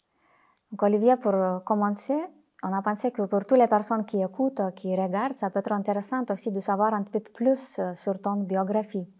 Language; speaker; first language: French; non-native, fluent; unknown